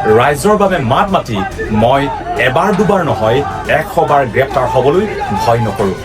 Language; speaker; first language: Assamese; non-native, local second language; Karbi